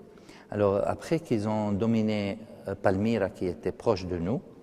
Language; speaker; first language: French; non-native, fluent; Arabic